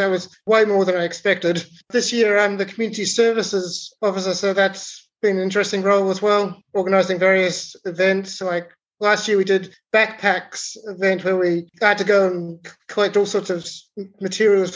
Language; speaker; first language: English; native; English